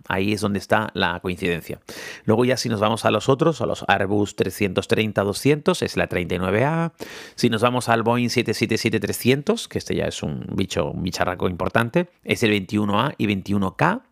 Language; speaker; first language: Spanish; native; Spanish